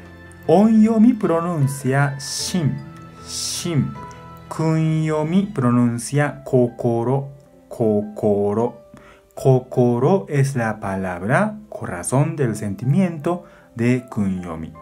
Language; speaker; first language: Spanish; non-native, fluent; Japanese